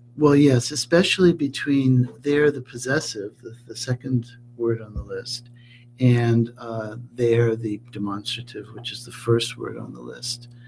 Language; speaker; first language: English; native; English